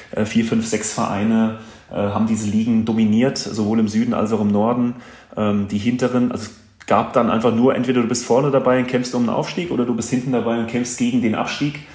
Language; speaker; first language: German; native; German